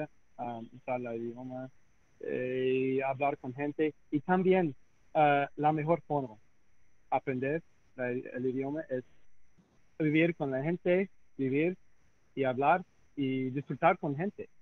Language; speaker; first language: Spanish; non-native, fluent; English